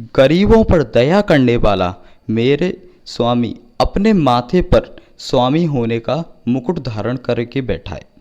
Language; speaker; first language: Hindi; native; Hindi